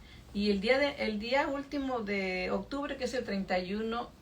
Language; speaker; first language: Spanish; native; Spanish